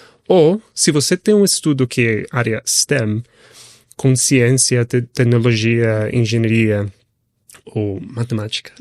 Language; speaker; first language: Portuguese; non-native, fluent; Spanish